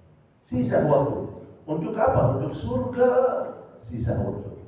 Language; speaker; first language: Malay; non-native, fluent; Arabic